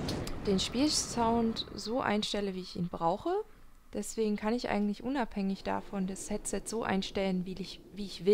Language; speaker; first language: German; native; German